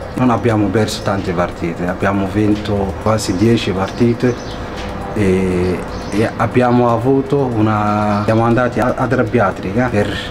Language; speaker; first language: Italian; non-native, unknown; Somali